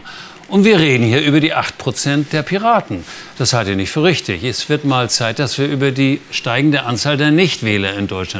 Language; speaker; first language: German; native; German